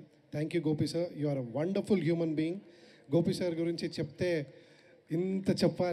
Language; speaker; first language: Telugu; non-native, learner; Kannada